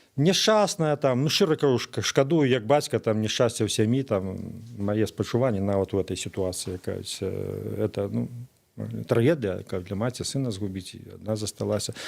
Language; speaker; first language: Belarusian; native; Belarusian